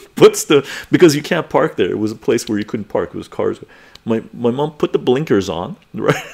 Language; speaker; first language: English; early bilingual, other home language; Persian